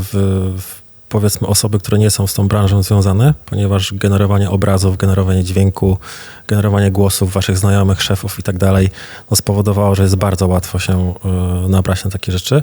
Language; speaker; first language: Polish; native; Polish